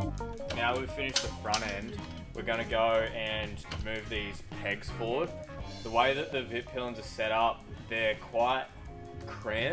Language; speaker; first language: English; native; English